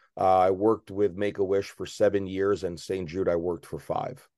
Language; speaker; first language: English; native; English